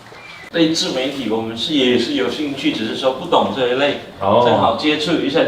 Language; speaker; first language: Chinese; native; Chinese